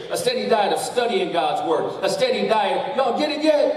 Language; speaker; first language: English; native; English